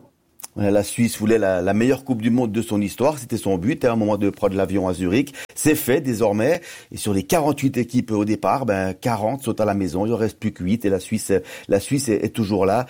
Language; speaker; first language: French; native; French